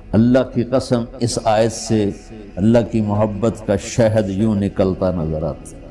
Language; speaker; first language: Urdu; non-native, local second language; Punjabi